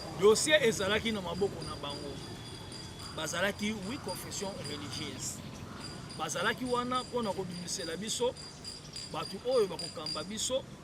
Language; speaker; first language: Lingala; native; Lingala